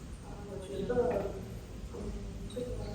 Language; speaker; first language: Chinese; non-native, learner; Vietnamese